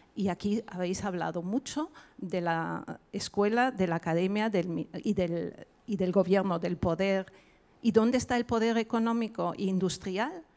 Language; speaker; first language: Spanish; non-native, fluent; German